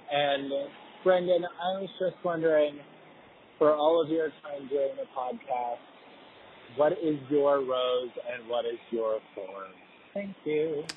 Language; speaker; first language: English; native; English